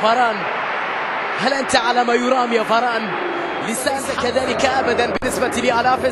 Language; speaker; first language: Arabic; native; Arabic